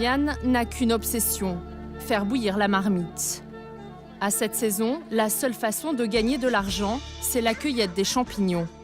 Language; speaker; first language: French; native; French